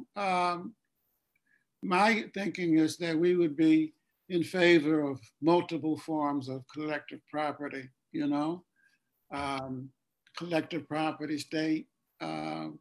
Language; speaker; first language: English; native; English